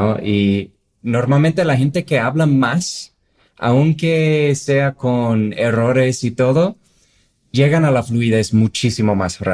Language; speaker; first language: Spanish; non-native, fluent; English